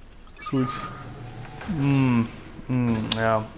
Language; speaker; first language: English; non-native, fluent; Swedish